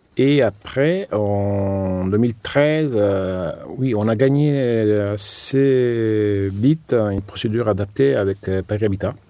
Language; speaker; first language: French; non-native, fluent; Italian